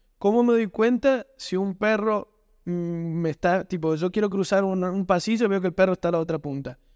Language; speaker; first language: Spanish; native; Spanish